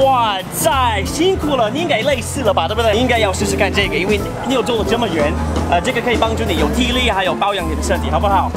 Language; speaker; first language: Chinese; non-native, fluent; English